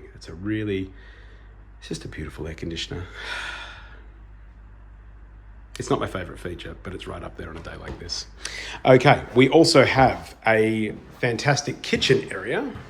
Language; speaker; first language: English; native; English